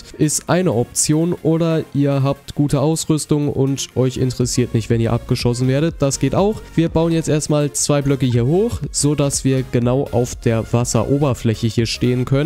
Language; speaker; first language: German; native; German